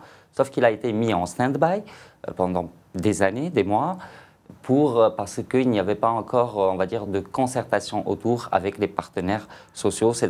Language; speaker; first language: French; non-native, local second language; Arabic